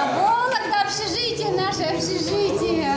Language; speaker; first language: Russian; non-native, learner; Vietnamese